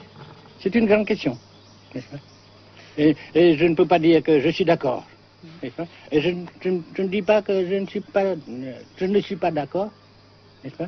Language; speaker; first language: French; non-native, local second language; Vietnamese